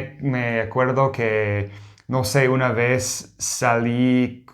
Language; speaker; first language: Spanish; non-native, fluent; English